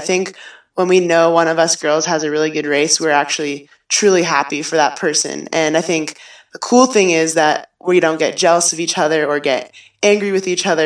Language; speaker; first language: English; native; English